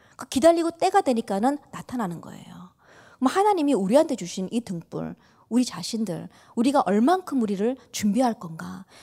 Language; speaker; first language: Korean; early bilingual, heritage; Korean